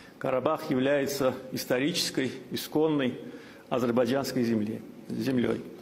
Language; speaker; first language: Russian; non-native, local second language; Azerbaijani